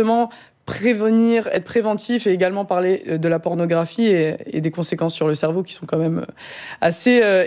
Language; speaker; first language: French; native; French